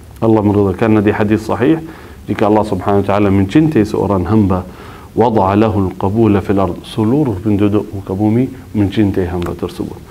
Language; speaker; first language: Malay; non-native, fluent; Arabic